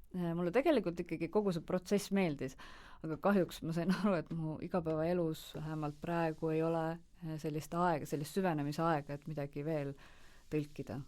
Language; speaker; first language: Estonian; native; Estonian